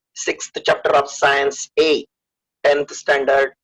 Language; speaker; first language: English; non-native, local second language; Marathi